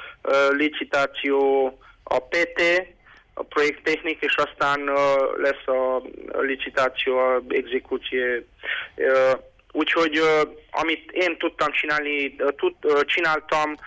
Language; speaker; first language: Hungarian; non-native, local second language; Romanian